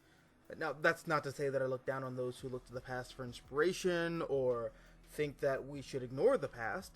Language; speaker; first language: English; native; English